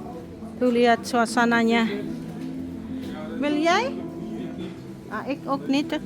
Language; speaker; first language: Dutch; non-native, learner; Indonesian